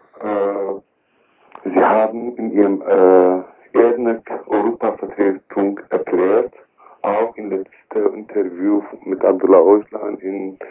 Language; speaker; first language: German; non-native, learner; Kurdish